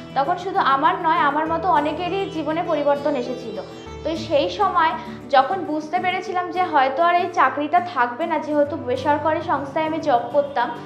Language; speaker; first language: Bangla; native; Bangla